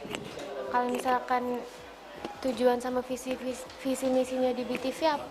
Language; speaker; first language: Indonesian; native; Indonesian